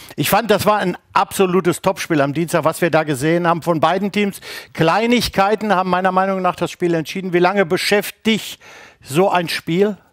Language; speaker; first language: German; native; German